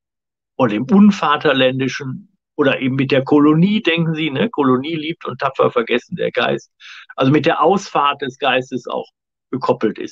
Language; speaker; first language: German; native; German